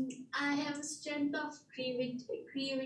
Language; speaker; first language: English; non-native, learner; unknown